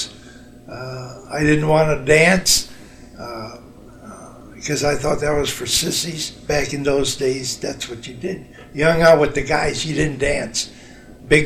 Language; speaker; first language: English; native; English